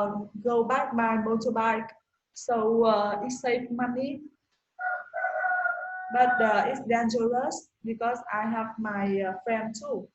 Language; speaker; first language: English; non-native, learner; Vietnamese